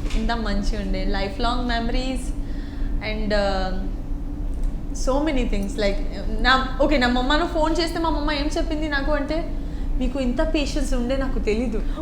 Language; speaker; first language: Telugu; non-native, learner; Gujarati